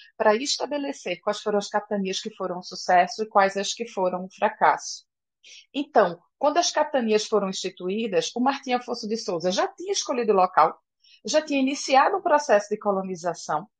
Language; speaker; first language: Portuguese; native; Portuguese